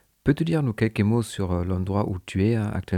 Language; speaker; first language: French; native; French